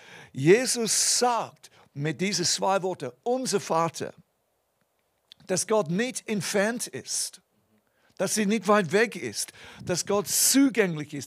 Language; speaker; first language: German; non-native, fluent; English